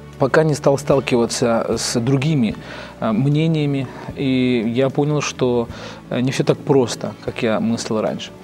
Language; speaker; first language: Russian; native; Russian